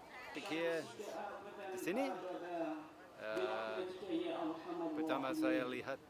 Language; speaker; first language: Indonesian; non-native, learner; English